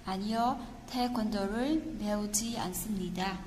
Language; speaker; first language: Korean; non-native, fluent; Vietnamese